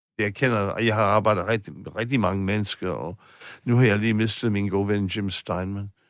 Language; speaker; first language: Danish; non-native, fluent; English